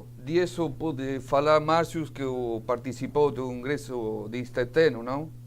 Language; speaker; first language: Portuguese; non-native, learner; Spanish